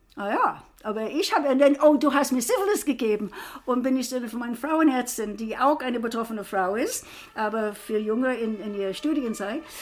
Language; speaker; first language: German; non-native, fluent; English